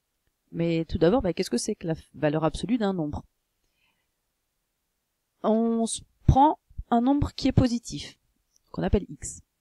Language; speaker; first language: French; native; French